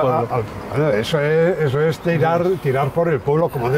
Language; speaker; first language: Spanish; native; Spanish